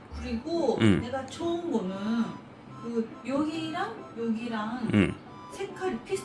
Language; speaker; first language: Korean; non-native, learner; Japanese